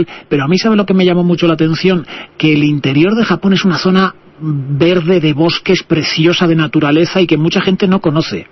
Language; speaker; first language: Spanish; native; Spanish